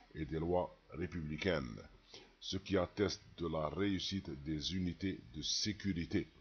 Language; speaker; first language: French; non-native, local second language; Arabic